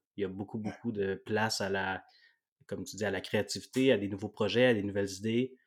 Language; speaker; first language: French; native; French